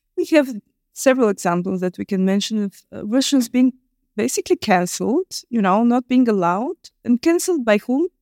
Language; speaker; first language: English; non-native, fluent; Bulgarian